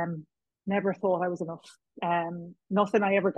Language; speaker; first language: English; native; English